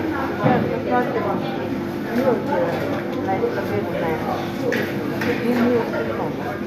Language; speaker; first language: Russian; native; Russian